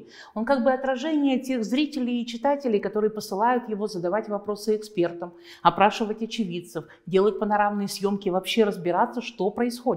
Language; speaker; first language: Russian; native; Russian